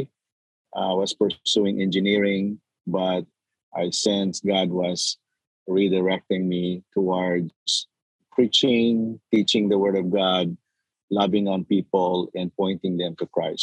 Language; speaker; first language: English; non-native, local second language; Cebuano